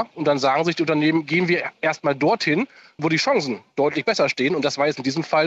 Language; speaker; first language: German; native; German